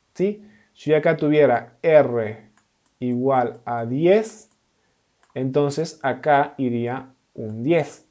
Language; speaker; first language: Spanish; native; Spanish